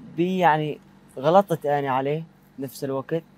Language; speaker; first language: Arabic; native; Arabic